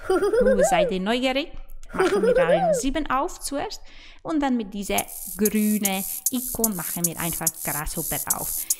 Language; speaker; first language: German; non-native, fluent; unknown